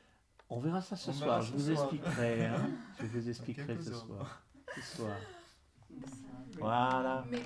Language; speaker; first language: French; native; French